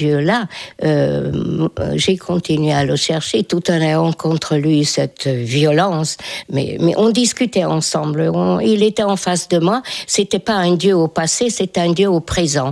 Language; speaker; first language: French; non-native, fluent; Hungarian